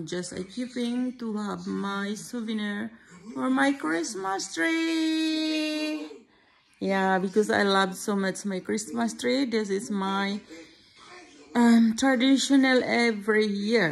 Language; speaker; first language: English; non-native, learner; Filipino